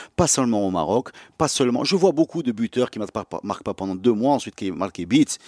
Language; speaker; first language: French; non-native, local second language; Arabic